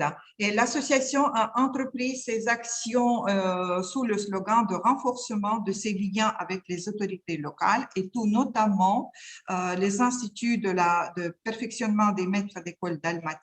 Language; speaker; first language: French; non-native, fluent; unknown